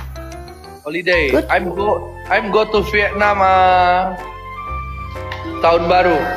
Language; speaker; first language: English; non-native, learner; Indonesian